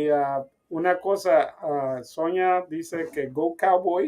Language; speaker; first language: Spanish; non-native, learner; English